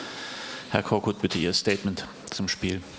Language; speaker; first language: German; native; German